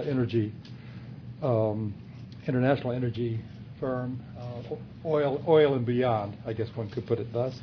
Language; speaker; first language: English; native; English